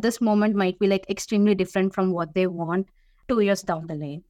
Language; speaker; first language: English; non-native, local second language; Tamil